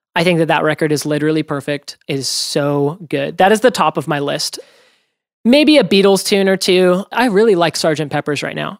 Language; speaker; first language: English; native; English